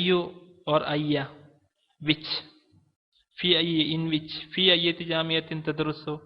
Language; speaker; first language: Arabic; non-native, fluent; Malayalam